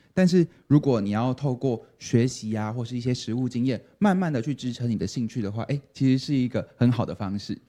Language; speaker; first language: Chinese; native; Chinese